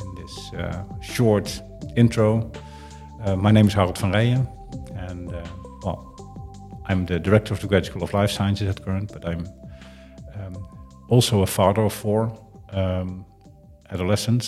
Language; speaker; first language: English; non-native, fluent; Dutch